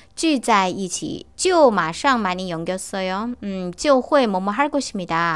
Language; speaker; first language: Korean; non-native, learner; Chinese